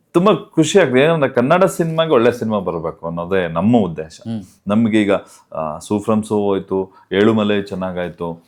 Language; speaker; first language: Kannada; non-native, local second language; Tulu